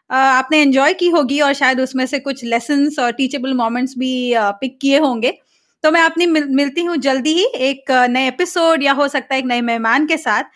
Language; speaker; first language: Hindi; native; Hindi